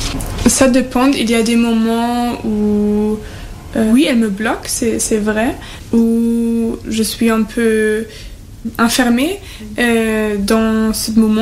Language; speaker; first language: French; non-native, fluent; German